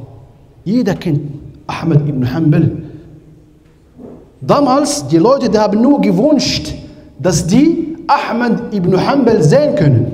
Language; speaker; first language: German; non-native, learner; Arabic